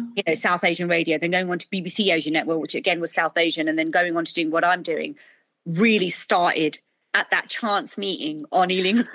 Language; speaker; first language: English; native; English